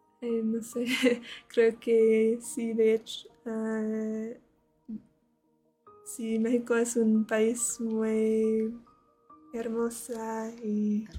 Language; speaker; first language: Spanish; non-native, learner; English